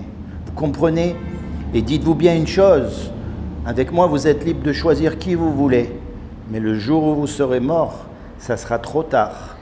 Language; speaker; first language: French; native; French